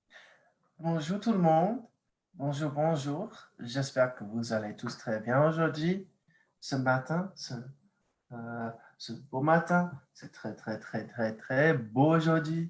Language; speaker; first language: French; non-native, fluent; English